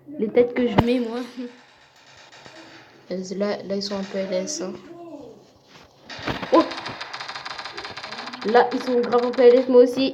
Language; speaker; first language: French; native; French